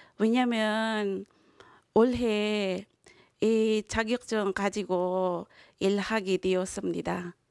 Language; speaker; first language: Korean; non-native, learner; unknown